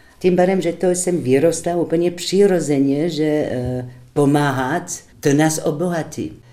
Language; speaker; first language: Czech; non-native, fluent; French